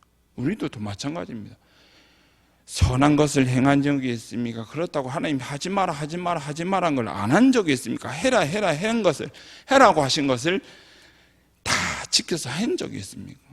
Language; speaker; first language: Korean; native; Korean